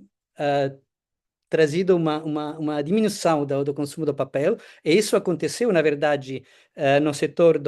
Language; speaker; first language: Portuguese; non-native, fluent; Italian